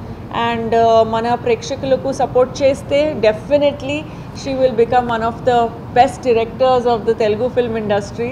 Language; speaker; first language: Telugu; non-native, learner; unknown